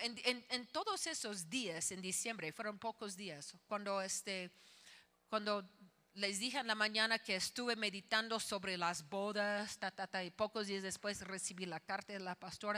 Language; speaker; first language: Spanish; non-native, fluent; English